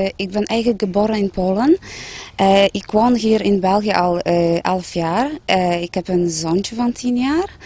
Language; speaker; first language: Dutch; non-native, fluent; Polish